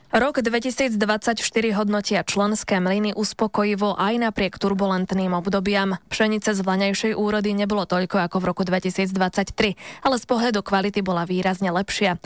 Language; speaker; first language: Slovak; native; Slovak